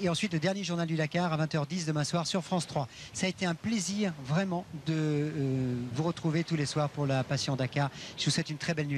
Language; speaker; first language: French; native; French